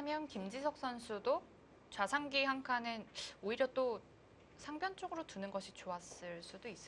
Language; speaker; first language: Korean; native; Korean